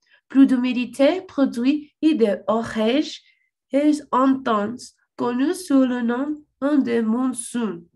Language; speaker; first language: French; non-native, learner; English